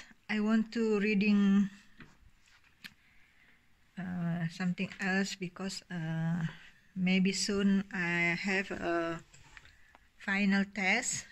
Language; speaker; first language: English; non-native, learner; Indonesian